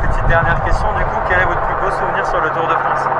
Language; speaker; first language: French; native; French